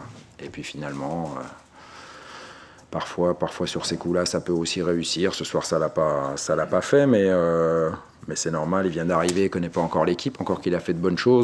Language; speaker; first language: French; native; French